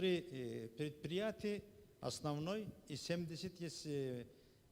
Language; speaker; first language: Russian; non-native, learner; Turkish